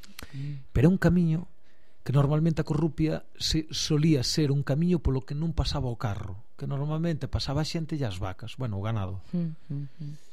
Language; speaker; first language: Galician; native; Galician